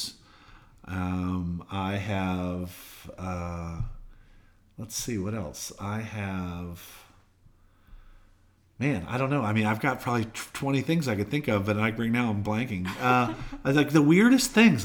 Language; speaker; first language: English; native; English